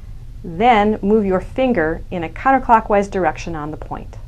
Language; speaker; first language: English; native; English